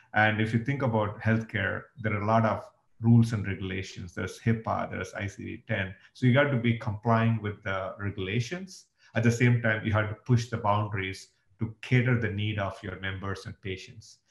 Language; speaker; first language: English; non-native, local second language; Tamil